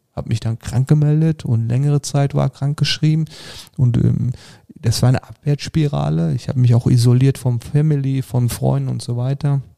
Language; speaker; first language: German; early bilingual, other home language; Turkish